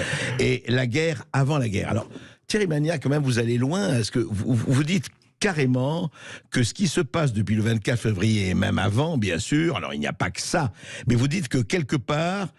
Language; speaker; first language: French; native; French